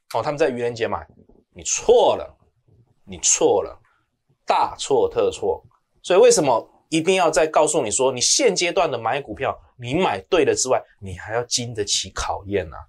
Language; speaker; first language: Chinese; native; Chinese